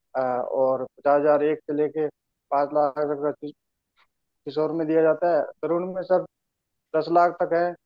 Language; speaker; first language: Hindi; native; Hindi